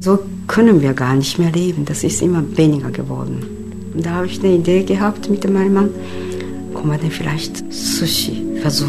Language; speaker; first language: German; non-native, learner; Japanese